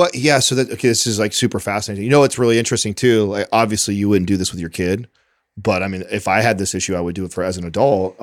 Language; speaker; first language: English; native; English